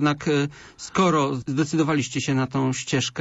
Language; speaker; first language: Polish; native; Polish